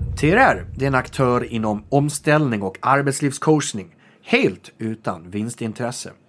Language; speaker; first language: Swedish; native; Swedish